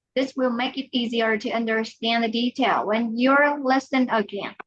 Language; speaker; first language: English; non-native, fluent; Vietnamese